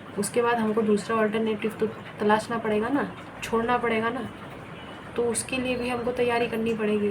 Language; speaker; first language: Hindi; non-native, local second language; Bangla